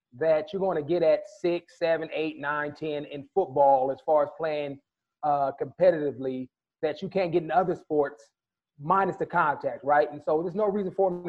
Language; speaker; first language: English; native; English